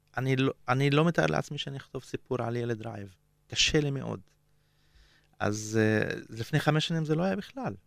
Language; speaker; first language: Hebrew; non-native, local second language; Arabic